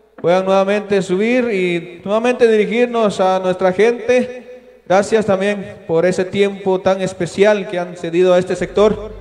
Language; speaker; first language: Spanish; non-native, local second language; Kaqchikel